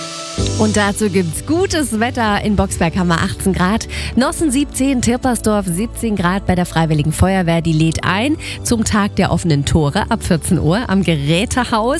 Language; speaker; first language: German; native; German